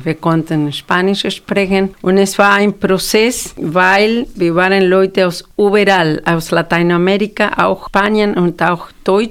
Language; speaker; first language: German; non-native, fluent; Spanish